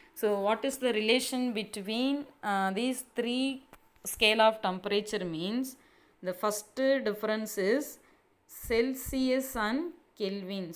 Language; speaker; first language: English; non-native, local second language; Tamil